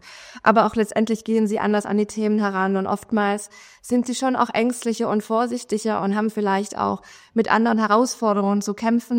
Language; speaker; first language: German; native; German